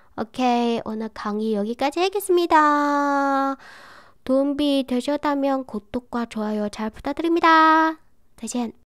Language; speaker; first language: Korean; non-native, fluent; Chinese